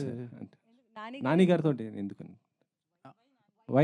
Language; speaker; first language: Telugu; native; Telugu